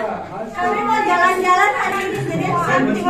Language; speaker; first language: Indonesian; native; Indonesian